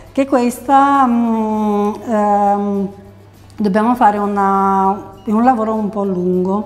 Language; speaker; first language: Italian; non-native, fluent; Romanian